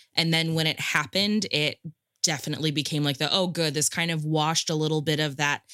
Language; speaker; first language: English; native; English